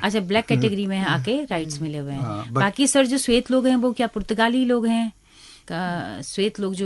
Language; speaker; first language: Hindi; native; Hindi